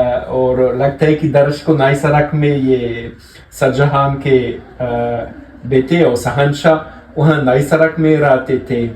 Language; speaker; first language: Hindi; non-native, learner; French